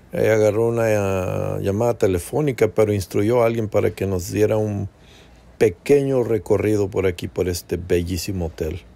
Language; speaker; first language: Spanish; early bilingual, heritage; Spanish